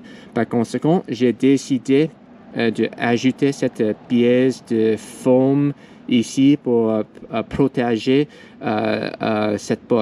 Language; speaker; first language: French; non-native, learner; English